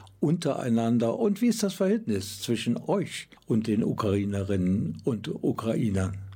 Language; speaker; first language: German; native; German